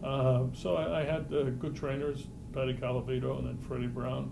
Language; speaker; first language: English; native; English